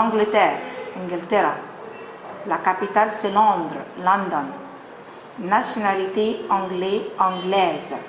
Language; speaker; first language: French; non-native, fluent; Arabic